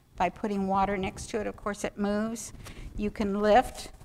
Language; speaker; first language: English; native; English